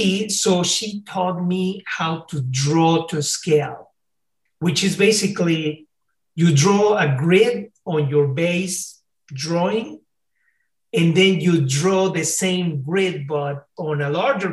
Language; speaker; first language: English; non-native, fluent; Spanish